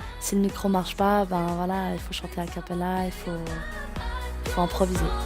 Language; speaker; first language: French; native; French